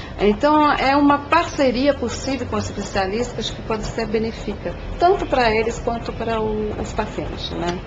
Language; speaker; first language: Portuguese; non-native, fluent; French